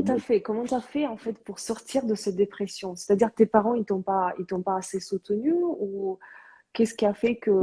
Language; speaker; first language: French; early bilingual, other home language; Korean